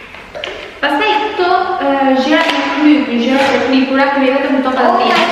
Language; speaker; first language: Albanian; early bilingual, heritage; Albanian